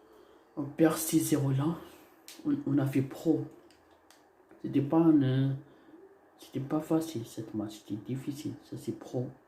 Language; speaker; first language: French; non-native, learner; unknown